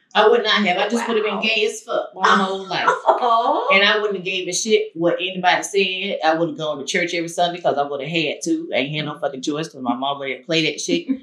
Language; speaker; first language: English; native; English